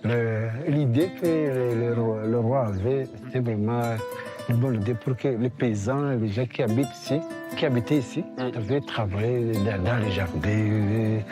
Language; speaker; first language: French; non-native, local second language; Kinyarwanda